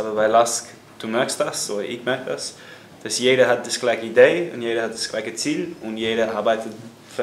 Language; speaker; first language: German; non-native, fluent; English